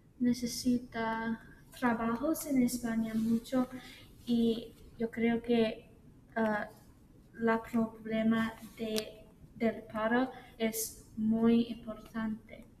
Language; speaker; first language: Spanish; non-native, learner; English